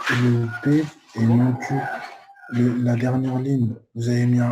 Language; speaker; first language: French; native; French